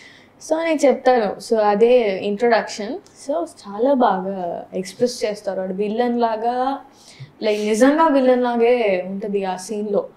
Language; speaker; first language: Telugu; non-native, learner; Tamil